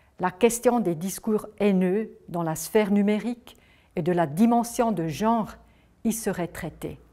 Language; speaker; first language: French; non-native, local second language; German